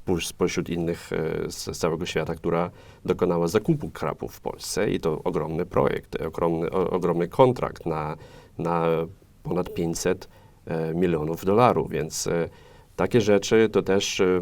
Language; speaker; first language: Polish; non-native, fluent; Ukrainian